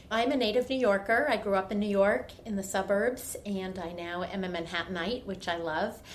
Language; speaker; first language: English; native; English